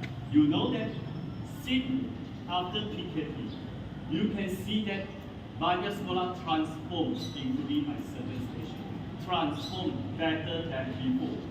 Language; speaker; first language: English; non-native, local second language; Chinese